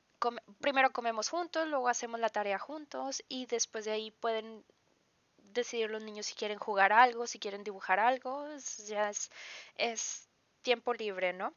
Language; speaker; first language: Spanish; native; Spanish